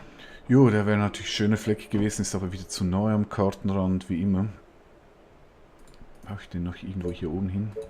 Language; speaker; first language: German; native; German